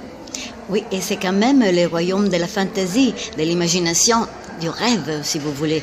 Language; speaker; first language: French; non-native, fluent; Italian